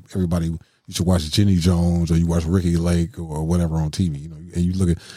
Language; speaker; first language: English; native; English